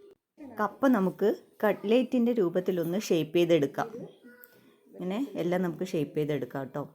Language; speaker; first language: Malayalam; native; Malayalam